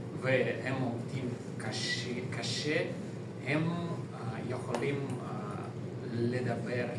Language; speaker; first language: Hebrew; non-native, learner; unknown